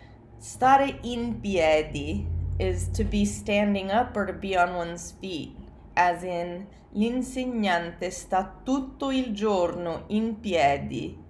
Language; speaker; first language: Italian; non-native, fluent; English